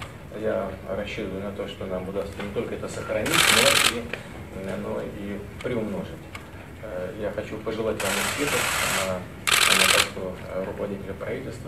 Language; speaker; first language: Russian; native; Russian